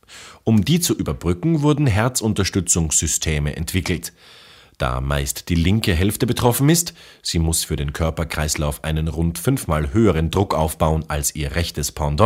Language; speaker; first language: German; native; German